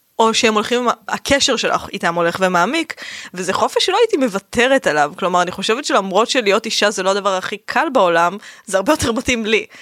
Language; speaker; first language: Hebrew; native; Hebrew